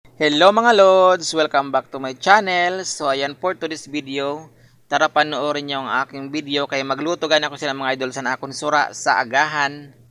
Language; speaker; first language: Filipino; non-native, local second language; Masbatenyo